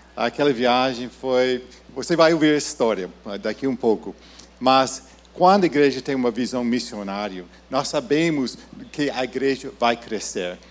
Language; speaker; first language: Portuguese; non-native, fluent; English